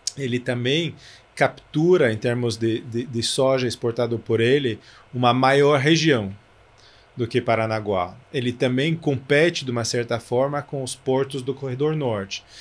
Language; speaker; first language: Portuguese; non-native, fluent; French